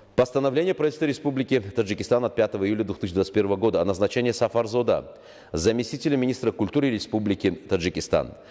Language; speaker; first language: Russian; non-native, local second language; Tajik